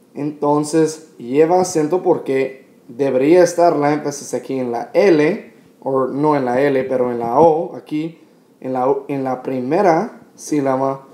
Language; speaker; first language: Spanish; non-native, fluent; English